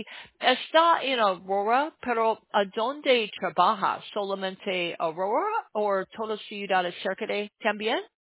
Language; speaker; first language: Spanish; non-native, learner; English